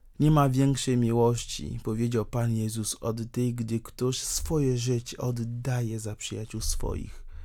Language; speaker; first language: Polish; non-native, fluent; Ewe